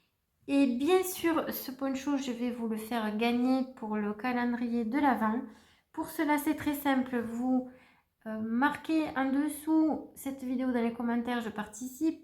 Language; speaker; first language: French; native; French